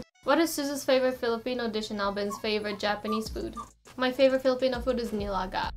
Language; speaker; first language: English; non-native, fluent; Japanese